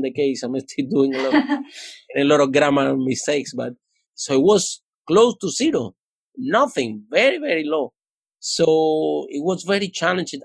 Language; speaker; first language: English; non-native, fluent; Spanish